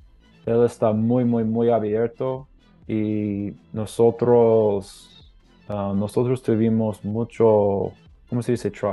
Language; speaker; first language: Spanish; non-native, learner; English